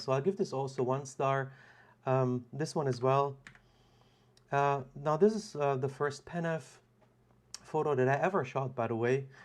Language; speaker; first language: English; non-native, fluent; German